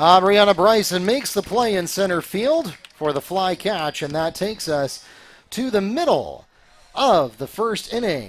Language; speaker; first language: English; native; English